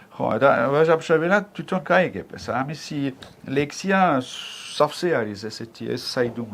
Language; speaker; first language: Georgian; non-native, learner; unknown